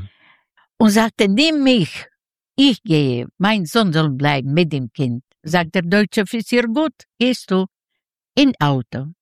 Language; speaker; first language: German; non-native, learner; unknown